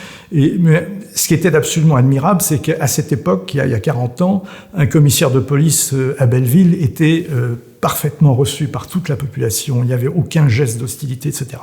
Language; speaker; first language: French; native; French